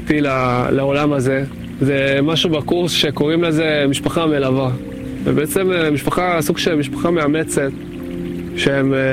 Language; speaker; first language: Hebrew; non-native, fluent; Hungarian